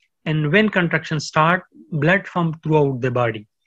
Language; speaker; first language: English; non-native, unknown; Pashto